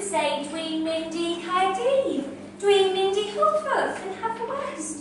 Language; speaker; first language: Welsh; non-native, learner; English